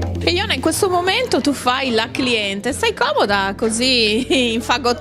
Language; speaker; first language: Italian; native; Italian